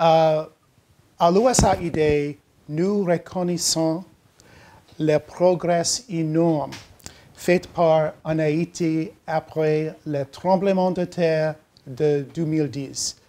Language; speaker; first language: French; non-native, learner; English